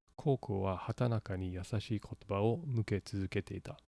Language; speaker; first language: Japanese; non-native, learner; English